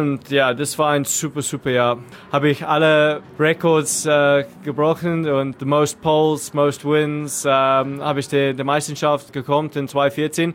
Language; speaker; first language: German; non-native, learner; English